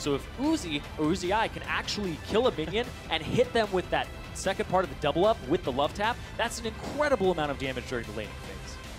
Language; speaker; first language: English; native; English